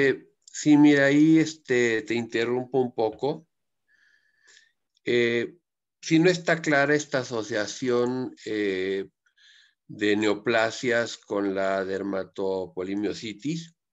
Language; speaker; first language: Spanish; native; Spanish